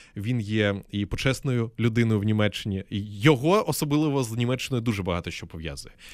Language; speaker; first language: Ukrainian; native; Ukrainian